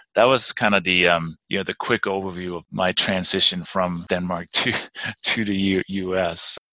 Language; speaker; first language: English; non-native, fluent; Danish